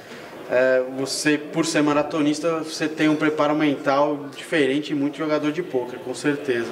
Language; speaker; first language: Portuguese; native; Portuguese